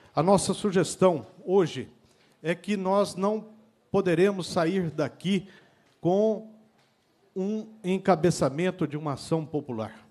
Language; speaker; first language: Portuguese; native; Portuguese